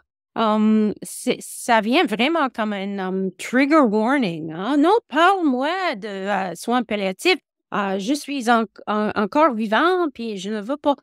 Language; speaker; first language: French; non-native, local second language; English